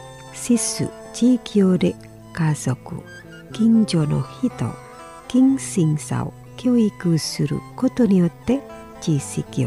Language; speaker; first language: Japanese; non-native, learner; Indonesian